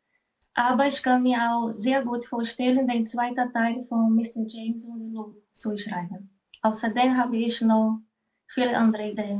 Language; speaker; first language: German; non-native, fluent; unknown